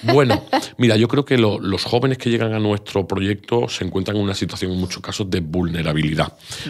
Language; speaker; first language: Spanish; native; Spanish